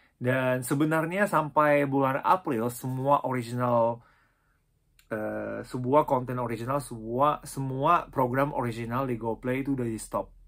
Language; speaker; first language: Indonesian; non-native, fluent; Japanese